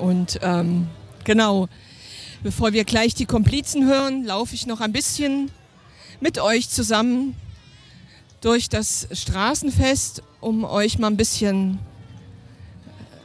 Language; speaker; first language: German; native; German